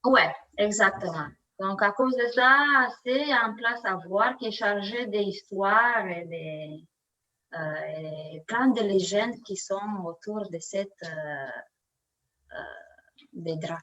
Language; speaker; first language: French; non-native, learner; Romanian